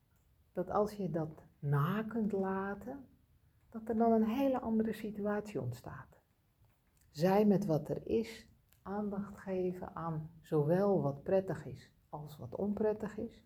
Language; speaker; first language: Dutch; native; Dutch